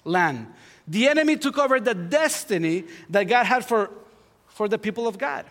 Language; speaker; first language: English; non-native, fluent; Spanish